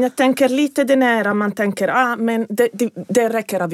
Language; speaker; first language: Swedish; non-native, fluent; Italian